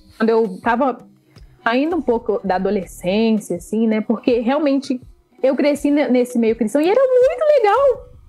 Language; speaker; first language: Portuguese; early bilingual, other home language; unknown